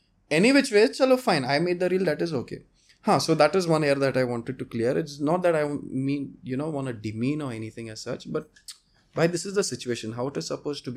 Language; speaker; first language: English; non-native, local second language; Konkani